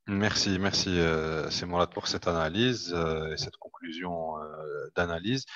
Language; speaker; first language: French; non-native, local second language; Arabic